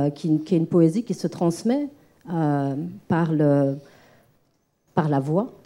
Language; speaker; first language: French; non-native, local second language; Arabic